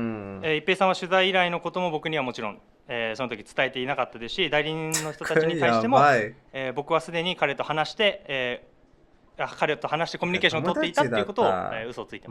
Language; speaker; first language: Japanese; native; Japanese